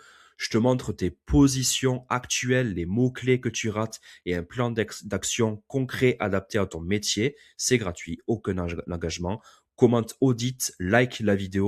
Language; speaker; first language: French; native; French